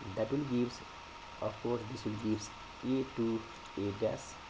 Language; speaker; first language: English; non-native, local second language; Nepali